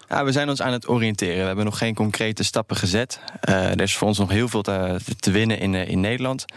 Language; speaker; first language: Dutch; native; Dutch